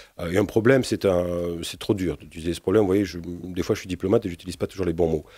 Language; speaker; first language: French; native; French